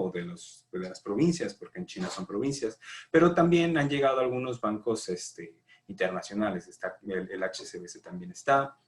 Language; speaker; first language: Spanish; native; Spanish